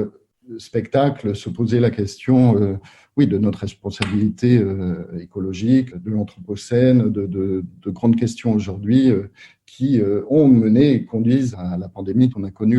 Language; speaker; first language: French; native; French